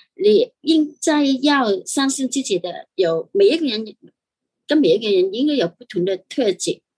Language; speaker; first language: Chinese; non-native, fluent; Cantonese